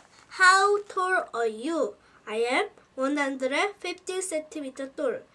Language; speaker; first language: English; non-native, learner; Korean